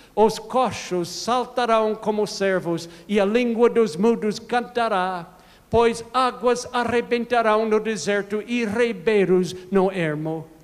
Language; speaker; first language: Portuguese; non-native, fluent; English